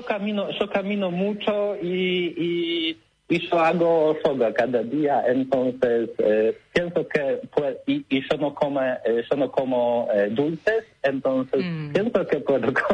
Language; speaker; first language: Spanish; non-native, learner; Polish